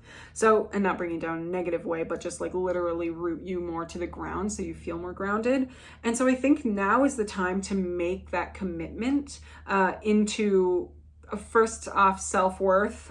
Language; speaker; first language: English; native; English